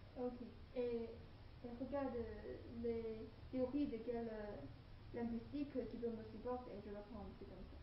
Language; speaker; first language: French; non-native, learner; Chinese